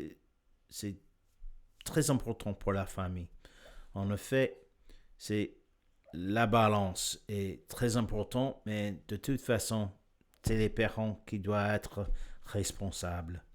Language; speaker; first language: French; non-native, learner; English